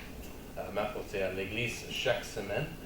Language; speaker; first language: French; non-native, learner; English